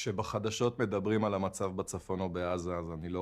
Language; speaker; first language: Hebrew; native; Hebrew